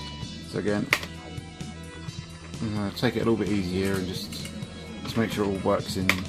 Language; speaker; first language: English; native; English